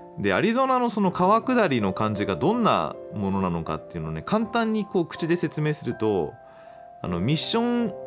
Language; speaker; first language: Japanese; native; Japanese